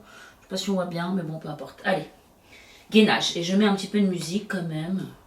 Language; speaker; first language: French; native; French